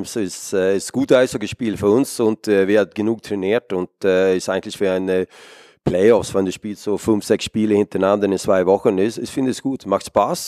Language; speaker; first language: German; non-native, fluent; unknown